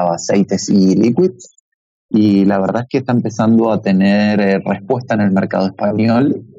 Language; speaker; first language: Spanish; native; Spanish